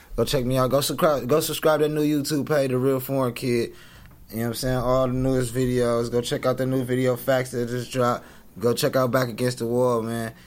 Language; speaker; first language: English; native; English